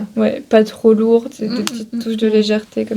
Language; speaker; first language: French; native; French